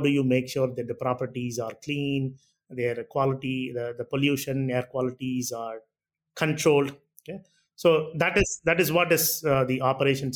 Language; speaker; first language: English; non-native, local second language; Tamil